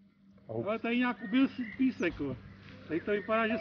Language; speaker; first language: Czech; native; Czech